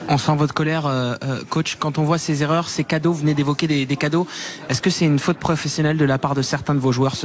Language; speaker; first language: French; native; French